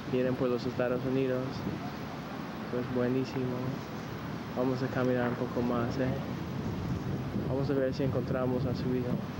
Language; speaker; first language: Spanish; non-native, fluent; English